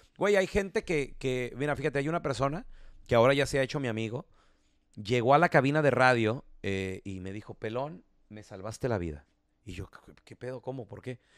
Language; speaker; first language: Spanish; native; Spanish